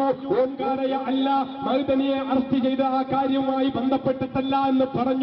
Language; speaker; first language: Malayalam; native; Malayalam